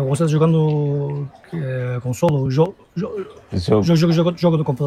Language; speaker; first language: Portuguese; non-native, fluent; Turkish